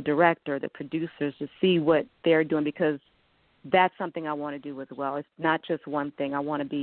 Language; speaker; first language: English; native; English